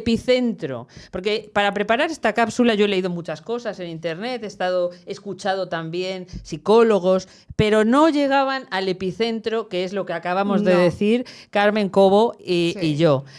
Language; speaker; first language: Spanish; native; Spanish